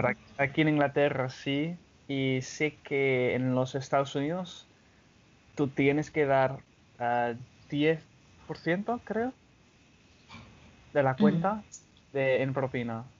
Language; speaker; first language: Spanish; non-native, fluent; English